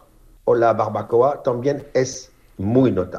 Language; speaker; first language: Spanish; non-native, learner; French